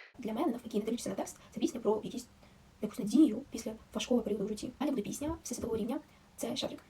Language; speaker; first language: Ukrainian; non-native, local second language; Russian